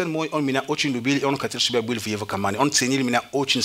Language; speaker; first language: Russian; native; Russian